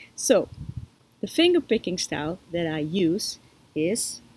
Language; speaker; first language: English; non-native, fluent; Dutch